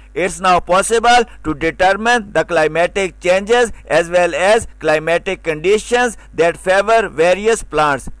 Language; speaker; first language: English; non-native, local second language; Urdu